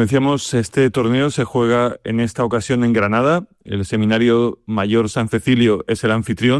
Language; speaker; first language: Spanish; native; Spanish